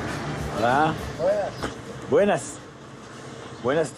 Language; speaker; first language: Spanish; non-native, learner; French